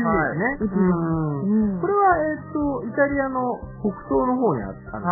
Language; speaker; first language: Japanese; native; Japanese